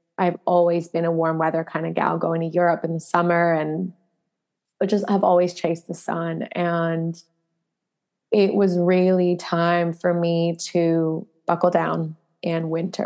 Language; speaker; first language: English; native; English